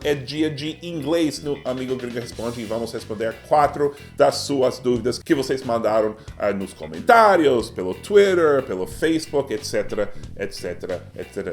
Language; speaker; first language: Portuguese; non-native, fluent; English